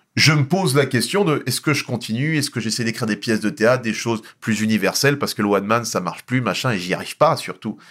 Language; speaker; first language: French; native; French